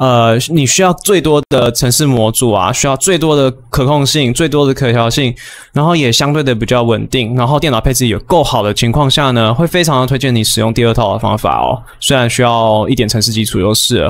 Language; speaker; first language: Chinese; native; Chinese